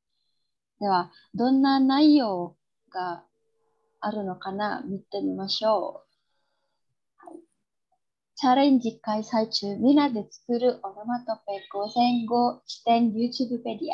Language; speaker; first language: Japanese; non-native, fluent; Indonesian